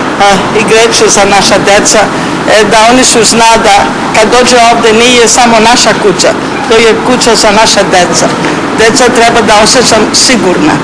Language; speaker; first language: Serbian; non-native, learner; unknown